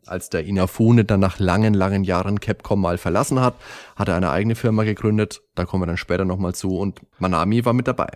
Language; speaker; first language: German; native; German